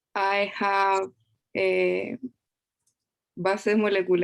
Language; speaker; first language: English; non-native, learner; Spanish